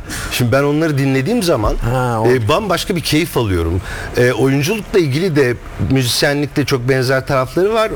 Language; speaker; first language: Turkish; native; Turkish